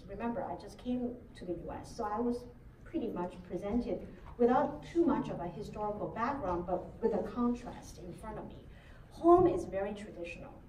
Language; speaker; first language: English; non-native, fluent; Chinese